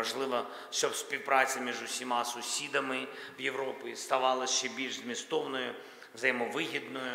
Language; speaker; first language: Ukrainian; non-native, local second language; Russian